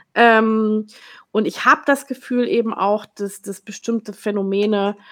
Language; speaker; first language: German; native; German